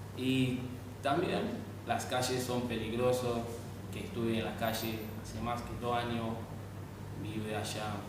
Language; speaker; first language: Spanish; non-native, learner; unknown